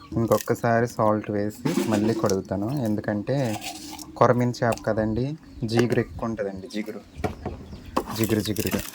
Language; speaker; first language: Telugu; non-native, local second language; Koya